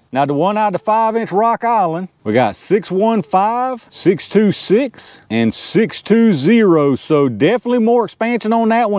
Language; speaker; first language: English; native; English